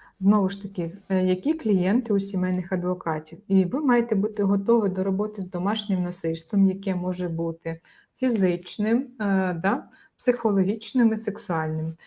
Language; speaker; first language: Ukrainian; native; Ukrainian